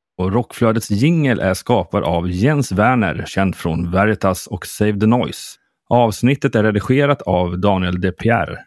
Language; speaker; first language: Swedish; native; Swedish